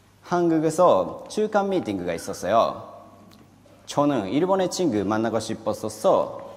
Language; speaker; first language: Korean; non-native, learner; Japanese